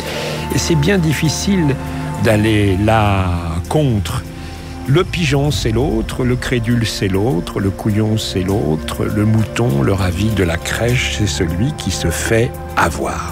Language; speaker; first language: French; native; French